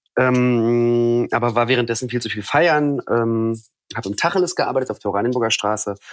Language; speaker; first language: German; early bilingual, other home language; Russian